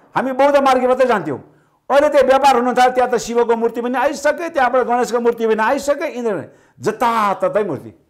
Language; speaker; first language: Nepali; non-native, local second language; Sherpa